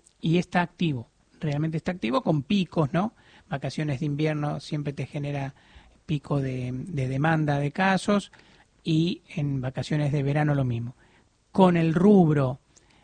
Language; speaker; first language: Spanish; native; Spanish